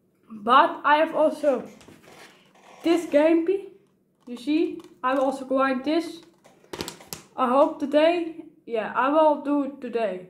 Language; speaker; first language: English; non-native, learner; Dutch